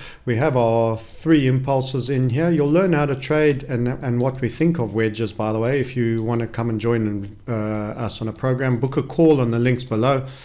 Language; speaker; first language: English; native; English